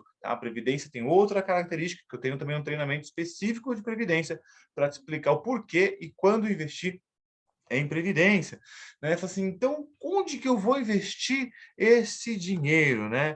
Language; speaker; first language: Portuguese; native; Portuguese